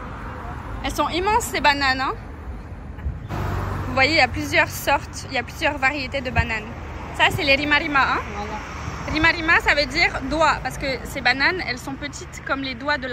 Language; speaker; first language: French; native; French